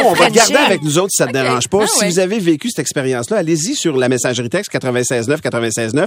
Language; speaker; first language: French; native; French